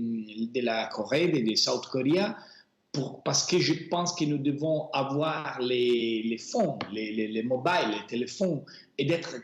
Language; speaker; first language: French; non-native, fluent; Italian